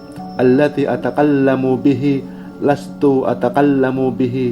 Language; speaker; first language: Arabic; non-native, learner; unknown